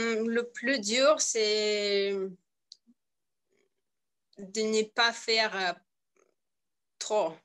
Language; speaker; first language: French; non-native, learner; Russian